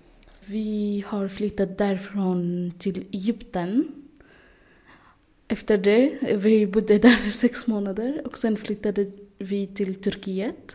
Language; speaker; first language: Swedish; non-native, fluent; Arabic